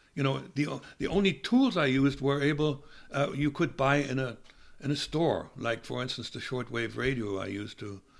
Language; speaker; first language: English; non-native, fluent; German